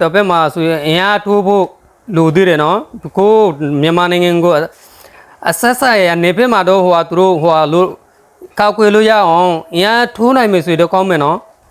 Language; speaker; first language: Burmese; non-native, local second language; Rohingya